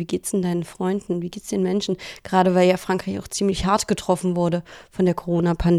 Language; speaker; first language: German; native; German